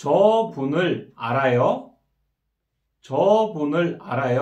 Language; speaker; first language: Korean; non-native, fluent; Kyrgyz